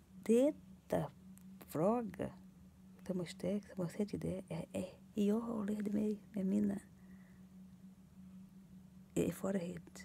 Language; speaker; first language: Swedish; non-native, learner; Portuguese